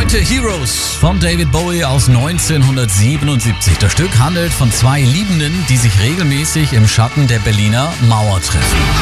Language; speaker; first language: German; native; German